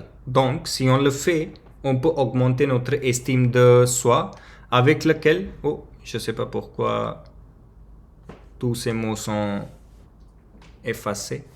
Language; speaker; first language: French; non-native, learner; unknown